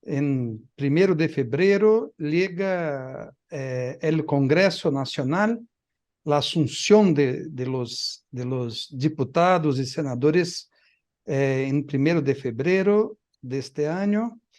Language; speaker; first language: Spanish; non-native, fluent; Portuguese